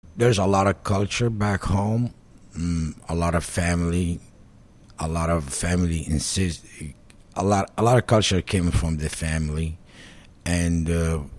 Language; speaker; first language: English; non-native, fluent; Arabic